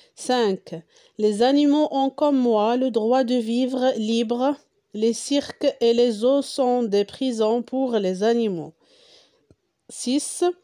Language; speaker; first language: French; non-native, local second language; Arabic